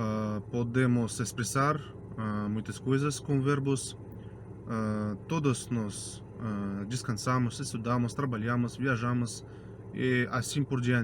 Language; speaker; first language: Portuguese; non-native, fluent; Russian